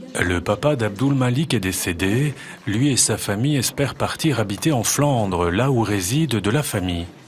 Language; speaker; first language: French; native; French